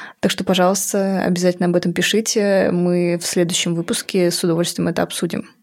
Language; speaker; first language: Russian; native; Russian